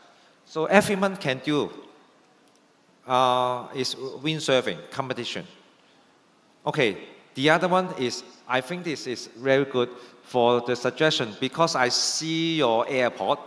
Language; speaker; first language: English; non-native, fluent; Cantonese